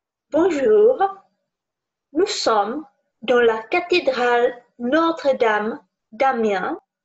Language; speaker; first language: French; non-native, fluent; Czech